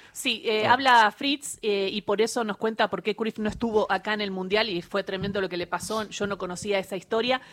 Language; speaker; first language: Spanish; native; Spanish